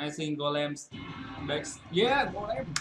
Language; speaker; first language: English; non-native, learner; Vietnamese